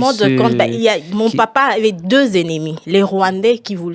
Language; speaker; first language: French; non-native, local second language; Lingala